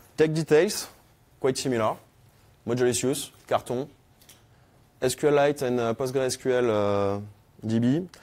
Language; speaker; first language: English; non-native, fluent; French